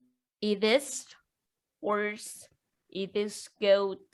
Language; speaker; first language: English; non-native, learner; Vietnamese